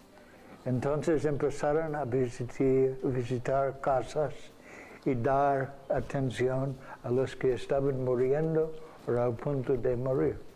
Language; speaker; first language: Spanish; non-native, fluent; English